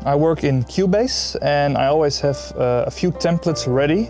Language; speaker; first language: English; non-native, fluent; Dutch